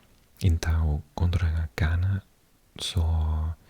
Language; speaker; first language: Portuguese; non-native, learner; English